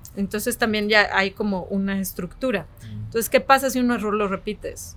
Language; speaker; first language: Spanish; native; Spanish